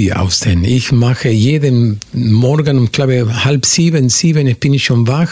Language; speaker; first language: German; non-native, fluent; Spanish